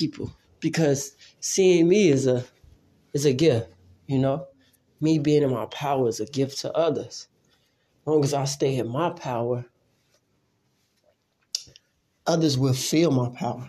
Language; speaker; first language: English; native; English